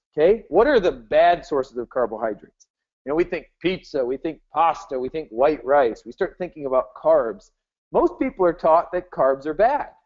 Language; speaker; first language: English; native; English